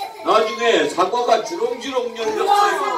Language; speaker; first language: Korean; native; Korean